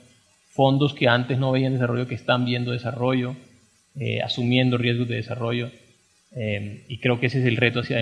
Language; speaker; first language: Spanish; native; Spanish